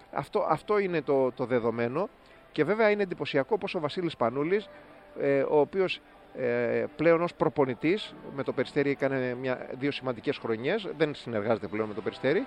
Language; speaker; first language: Greek; native; Greek